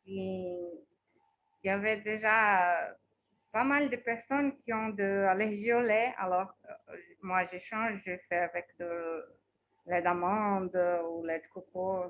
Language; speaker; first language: French; non-native, fluent; Portuguese